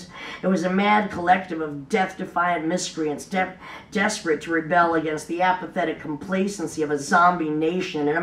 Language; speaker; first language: English; native; English